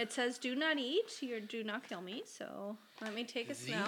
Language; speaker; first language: English; native; English